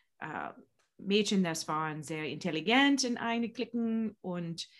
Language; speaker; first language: German; non-native, learner; English